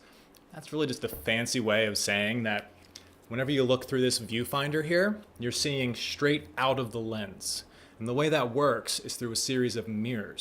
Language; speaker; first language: English; native; English